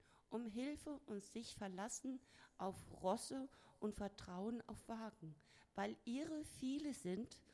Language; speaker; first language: German; non-native, fluent; Spanish